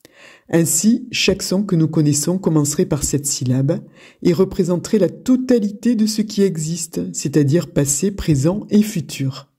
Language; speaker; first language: French; native; French